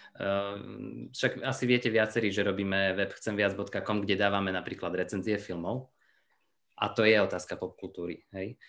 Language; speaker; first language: Slovak; native; Slovak